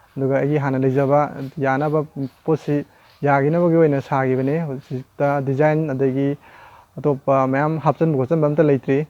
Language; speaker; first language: Manipuri; native; Manipuri